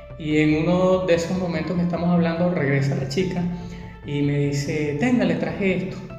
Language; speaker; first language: Spanish; native; Spanish